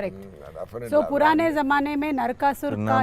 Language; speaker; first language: Telugu; native; Telugu